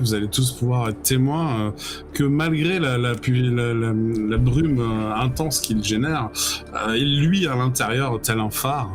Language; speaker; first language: French; native; French